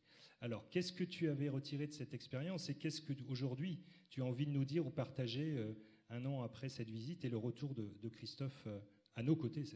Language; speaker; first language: French; native; French